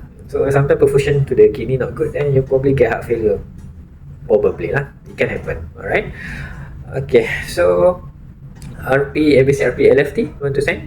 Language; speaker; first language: English; non-native, local second language; Malay